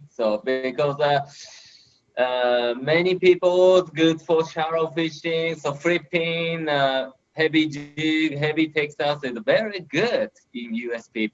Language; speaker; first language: English; non-native, learner; Japanese